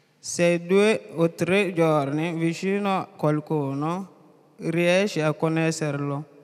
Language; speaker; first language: Italian; non-native, learner; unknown